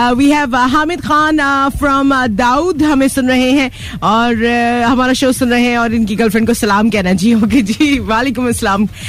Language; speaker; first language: Urdu; native; Urdu